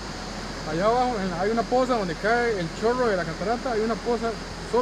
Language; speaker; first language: Spanish; native; Spanish